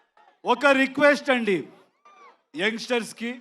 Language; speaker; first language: Telugu; non-native, learner; Kannada